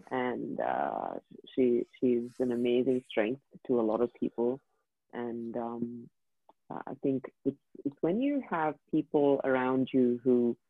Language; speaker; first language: English; native; English